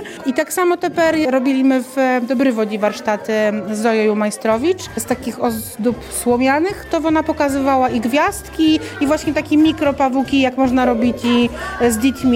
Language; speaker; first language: Polish; non-native, local second language; Ukrainian